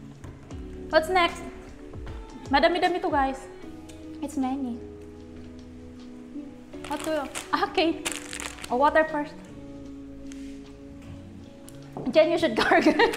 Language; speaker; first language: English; non-native, local second language; Filipino